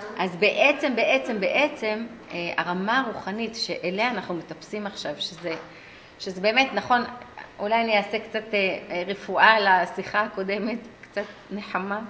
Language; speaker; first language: Hebrew; early bilingual, other home language; English